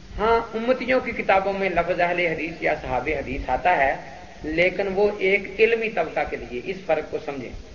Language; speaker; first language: Urdu; non-native, local second language; Punjabi